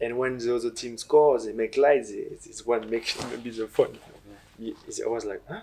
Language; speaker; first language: English; non-native, learner; French